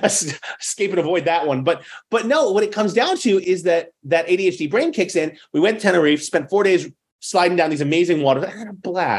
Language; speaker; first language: English; native; English